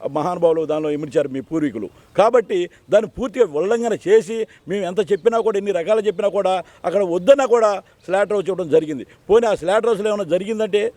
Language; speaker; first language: Telugu; native; Telugu